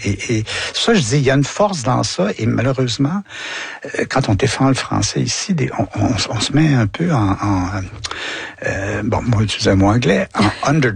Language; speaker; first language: French; native; French